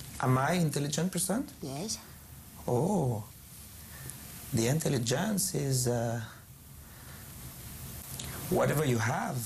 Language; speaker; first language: English; non-native, learner; French